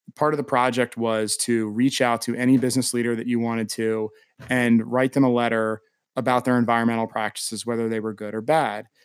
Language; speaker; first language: English; native; English